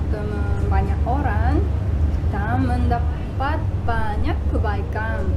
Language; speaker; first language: Indonesian; non-native, fluent; Japanese